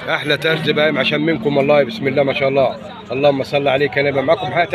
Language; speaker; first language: Arabic; native; Arabic